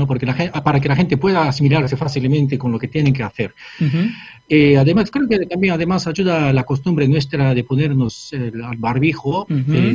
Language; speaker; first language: Spanish; non-native, fluent; Japanese